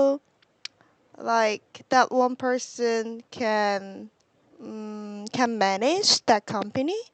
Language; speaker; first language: English; non-native, learner; Korean